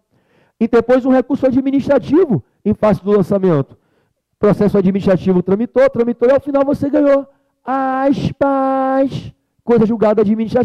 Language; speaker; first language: Portuguese; native; Portuguese